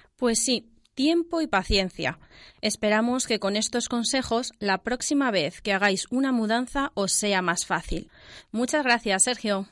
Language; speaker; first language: Spanish; native; Spanish